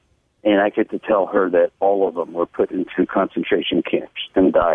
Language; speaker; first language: English; native; English